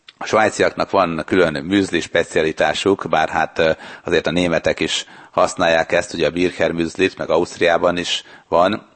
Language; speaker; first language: Hungarian; native; Hungarian